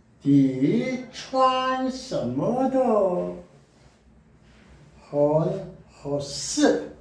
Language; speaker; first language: Korean; native; Korean